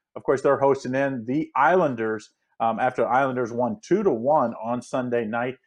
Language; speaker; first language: English; native; English